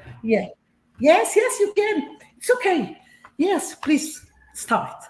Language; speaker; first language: English; non-native, fluent; Portuguese